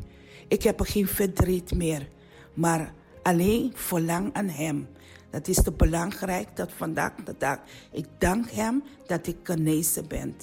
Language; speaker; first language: Dutch; non-native, learner; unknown